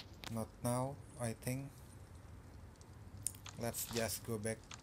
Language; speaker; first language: English; non-native, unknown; Indonesian